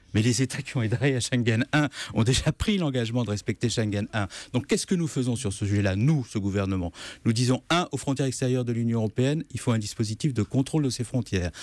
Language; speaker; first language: French; native; French